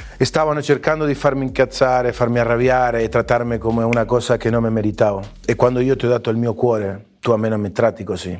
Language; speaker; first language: Italian; non-native, fluent; Spanish